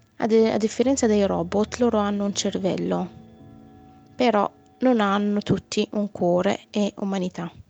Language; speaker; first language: Italian; non-native, fluent; Arabic